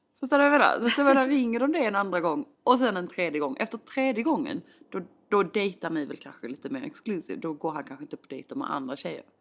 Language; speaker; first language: Swedish; native; Swedish